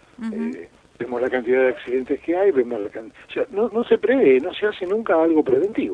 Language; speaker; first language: Spanish; native; Spanish